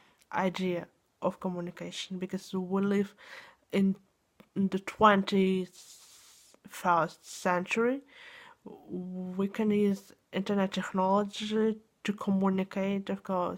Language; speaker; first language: English; non-native, learner; Russian